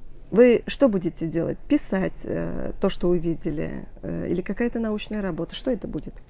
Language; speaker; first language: Russian; native; Russian